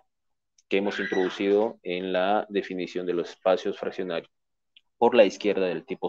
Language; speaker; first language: Spanish; native; Spanish